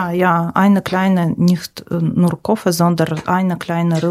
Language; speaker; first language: German; non-native, learner; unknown